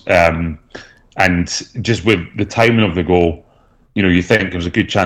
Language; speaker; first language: English; native; English